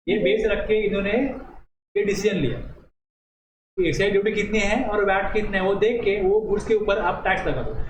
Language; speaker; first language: Hindi; non-native, local second language; Marathi